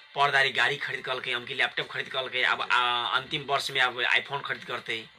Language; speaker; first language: Maithili; native; Maithili